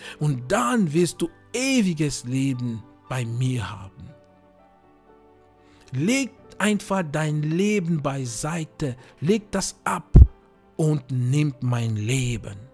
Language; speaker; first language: German; non-native, fluent; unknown